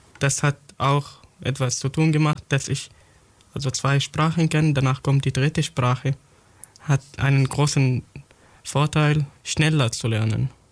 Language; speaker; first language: German; non-native, fluent; Arabic